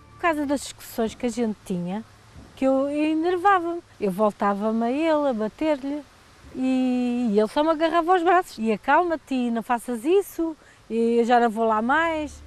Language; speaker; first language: Portuguese; native; Portuguese